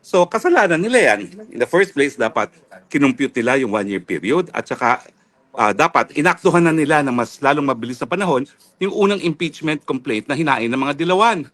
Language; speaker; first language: Filipino; native; Filipino